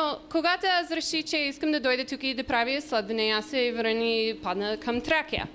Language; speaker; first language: Bulgarian; non-native, learner; English